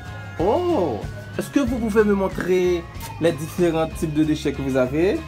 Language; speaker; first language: French; non-native, local second language; Haitian Creole